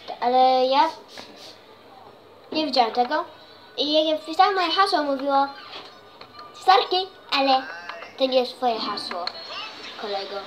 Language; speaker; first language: Polish; early bilingual, heritage; Polish